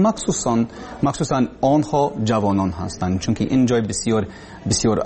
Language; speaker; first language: Persian; non-native, learner; English